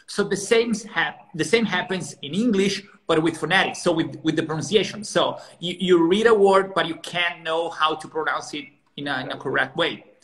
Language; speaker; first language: English; non-native, fluent; Italian